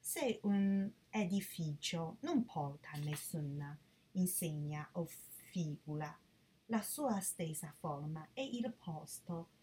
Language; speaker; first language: Italian; non-native, learner; Chinese